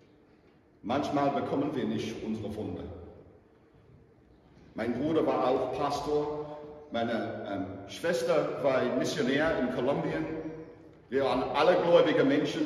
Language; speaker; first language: German; non-native, fluent; English